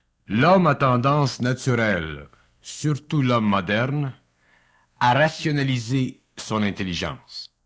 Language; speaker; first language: French; native; French